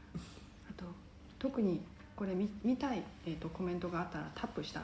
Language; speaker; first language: Japanese; non-native, fluent; Chinese